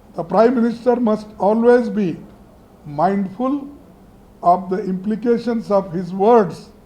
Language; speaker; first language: English; non-native, local second language; Kannada